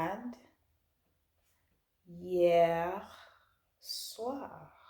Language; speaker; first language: French; non-native, learner; English